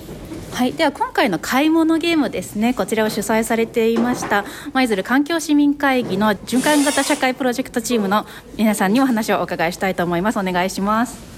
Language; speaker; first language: Japanese; native; Japanese